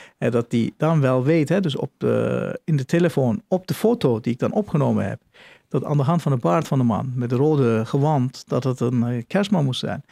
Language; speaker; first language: Dutch; non-native, fluent; Turkish